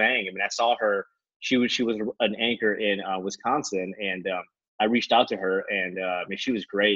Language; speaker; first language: English; native; English